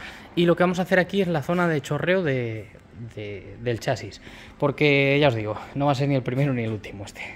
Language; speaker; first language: Spanish; native; Spanish